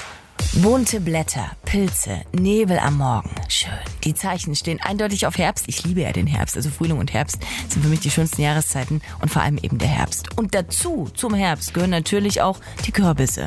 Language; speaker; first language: German; native; German